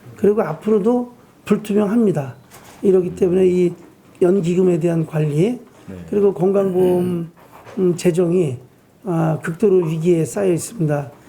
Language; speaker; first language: Korean; native; Korean